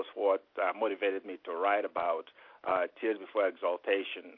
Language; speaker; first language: English; non-native, local second language; Igbo